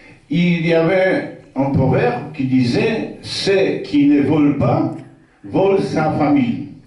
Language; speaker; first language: French; non-native, fluent; Polish